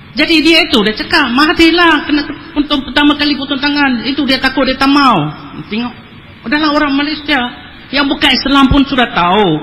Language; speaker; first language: Malay; non-native, local second language; Tamil